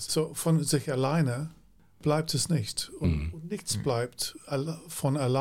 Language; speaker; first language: German; non-native, fluent; English